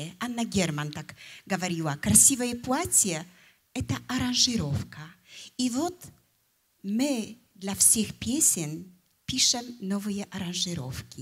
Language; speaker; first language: Russian; non-native, fluent; Polish